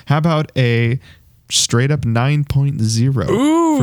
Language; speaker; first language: English; native; English